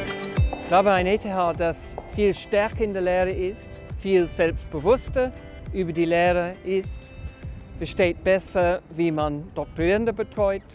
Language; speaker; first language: German; non-native, fluent; English